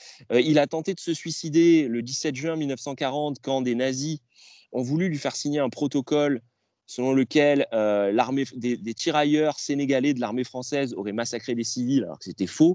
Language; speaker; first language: French; native; French